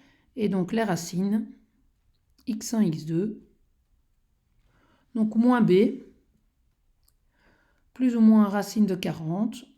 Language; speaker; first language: French; native; French